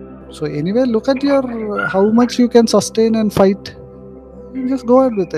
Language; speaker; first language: English; non-native, local second language; Malayalam